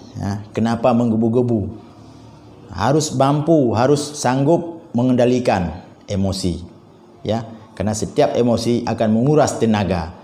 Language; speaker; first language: Indonesian; non-native, local second language; Achinese